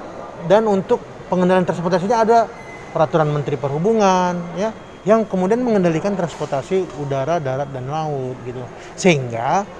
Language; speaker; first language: Indonesian; native; Indonesian